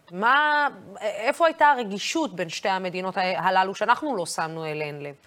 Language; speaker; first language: Hebrew; non-native, local second language; Arabic